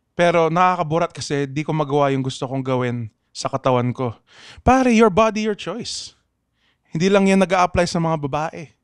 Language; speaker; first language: Filipino; non-native, local second language; Pangasinan